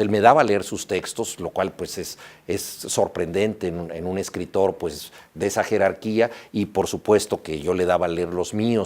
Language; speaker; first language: Spanish; native; Spanish